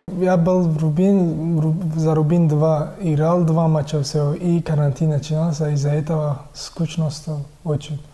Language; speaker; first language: Russian; non-native, local second language; Tajik